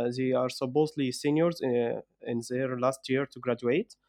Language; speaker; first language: English; non-native, fluent; Arabic